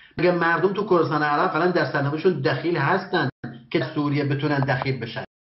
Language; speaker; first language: Persian; non-native, local second language; Kurdish